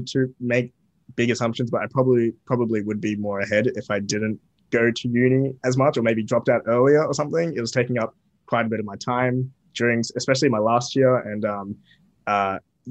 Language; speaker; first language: English; native; English